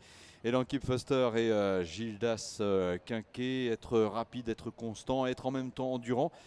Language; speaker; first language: French; native; French